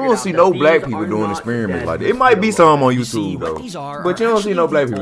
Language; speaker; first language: English; native; English